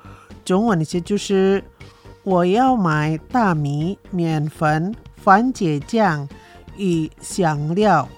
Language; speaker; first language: Chinese; early bilingual, heritage; Chinese